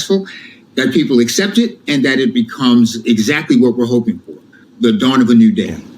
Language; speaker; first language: English; native; English